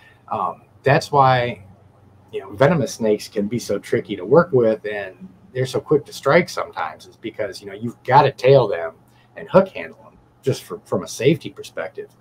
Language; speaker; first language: English; native; English